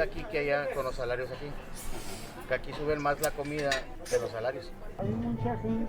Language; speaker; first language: Spanish; native; Spanish